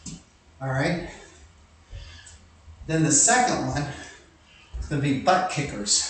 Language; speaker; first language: English; native; English